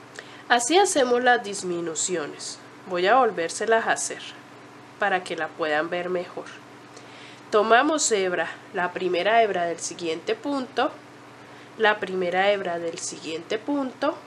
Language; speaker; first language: Spanish; native; Spanish